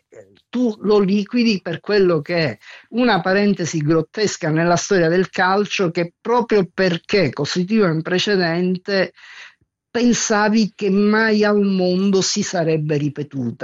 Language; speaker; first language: Italian; native; Italian